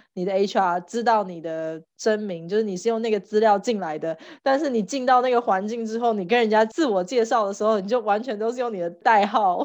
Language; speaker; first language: Chinese; native; Chinese